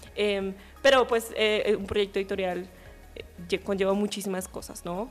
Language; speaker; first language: Spanish; native; Spanish